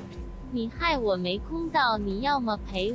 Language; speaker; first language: Chinese; native; Chinese